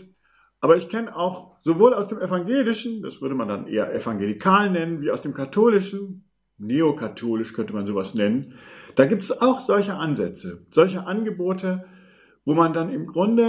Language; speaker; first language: German; native; German